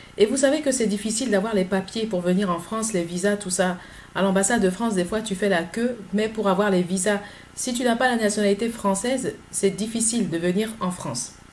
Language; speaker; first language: French; native; French